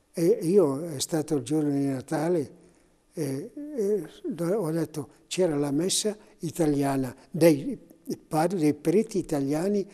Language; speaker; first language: Italian; native; Italian